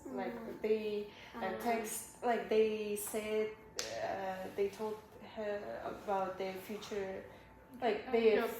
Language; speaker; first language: English; non-native, learner; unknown